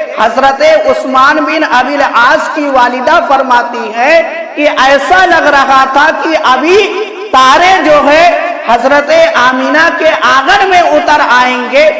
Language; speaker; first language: Urdu; native; Urdu